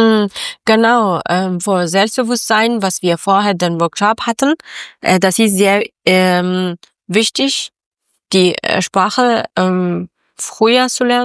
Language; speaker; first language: German; non-native, learner; Persian